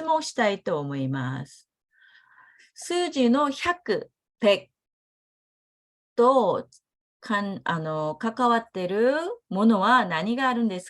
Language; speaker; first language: Japanese; non-native, fluent; Korean